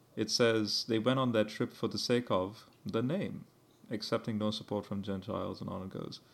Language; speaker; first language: English; early bilingual, heritage; English